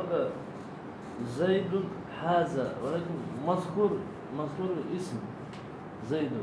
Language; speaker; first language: Arabic; non-native, learner; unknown